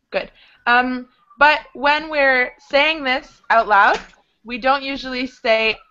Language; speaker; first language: English; native; English